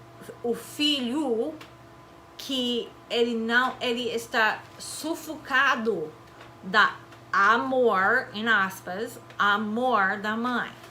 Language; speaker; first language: Portuguese; non-native, fluent; English